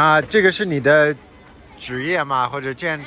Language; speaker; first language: Chinese; non-native, fluent; English